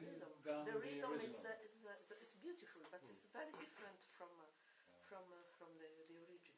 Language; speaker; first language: English; non-native, learner; Italian